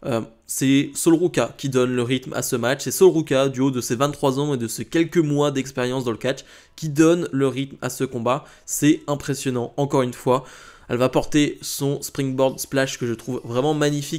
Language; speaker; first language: French; native; French